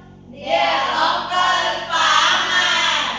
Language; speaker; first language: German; non-native, learner; Indonesian